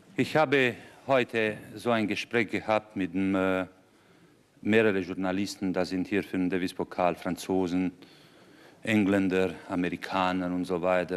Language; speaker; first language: German; non-native, fluent; Romanian